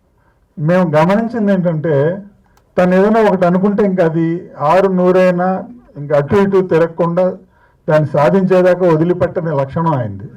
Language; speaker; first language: Telugu; native; Telugu